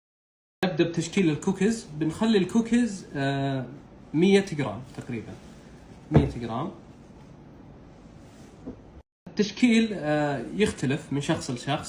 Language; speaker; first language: Arabic; native; Arabic